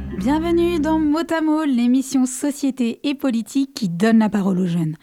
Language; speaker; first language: French; native; French